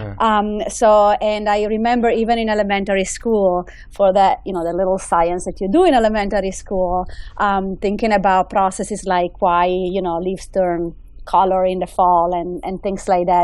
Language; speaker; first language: English; non-native, fluent; Italian